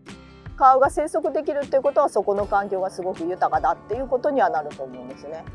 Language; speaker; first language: Japanese; native; Japanese